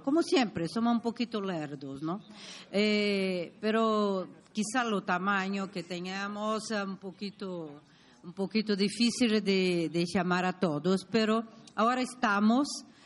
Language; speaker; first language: Spanish; non-native, learner; Portuguese